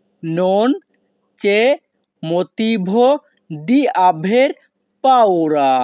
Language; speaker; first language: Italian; non-native, fluent; Bangla